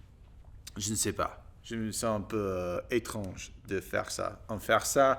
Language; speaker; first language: French; non-native, learner; English